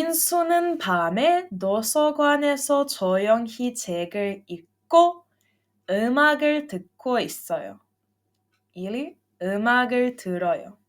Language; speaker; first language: Korean; non-native, fluent; Serbian